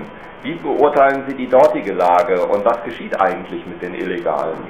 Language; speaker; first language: German; native; German